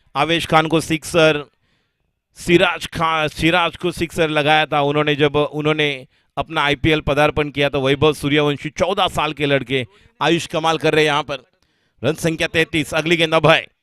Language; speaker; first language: Hindi; non-native, local second language; Marathi